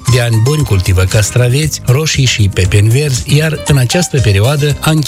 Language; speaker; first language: Romanian; native; Romanian